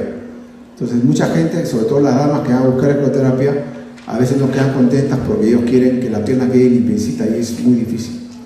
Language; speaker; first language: Spanish; native; Spanish